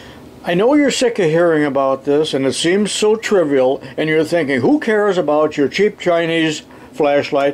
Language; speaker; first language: English; native; English